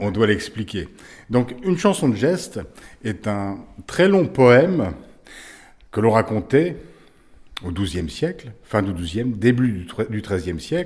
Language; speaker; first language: French; native; French